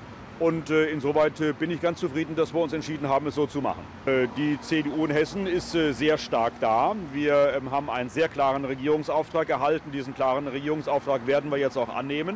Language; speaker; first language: German; native; German